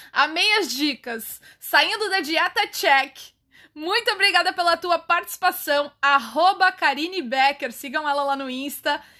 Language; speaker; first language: Portuguese; native; Portuguese